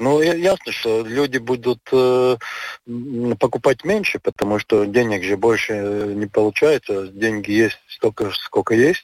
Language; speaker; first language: Russian; non-native, local second language; Latvian